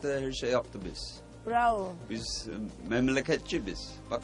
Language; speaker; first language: Turkish; early bilingual, heritage; Turkish